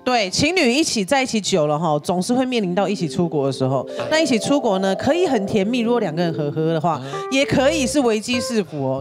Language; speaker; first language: Chinese; native; Chinese